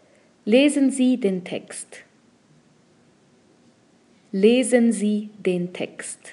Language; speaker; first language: German; non-native, fluent; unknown